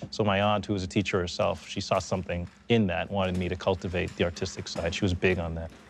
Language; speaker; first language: English; native; English